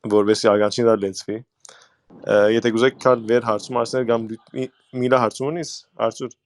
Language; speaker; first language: Armenian; early bilingual, heritage; Armenian